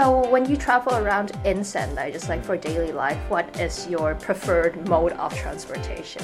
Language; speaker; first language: English; native; English